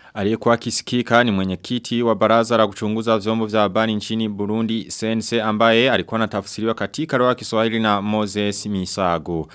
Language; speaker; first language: Swahili; non-native, local second language; Rundi